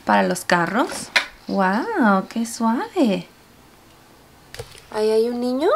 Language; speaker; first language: Spanish; early bilingual, heritage; Spanish